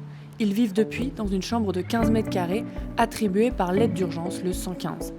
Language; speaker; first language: French; native; French